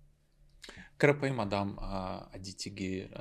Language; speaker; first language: Kazakh; non-native, learner; Russian